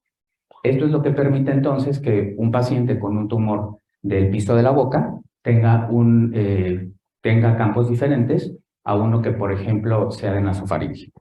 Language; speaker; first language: Spanish; native; Spanish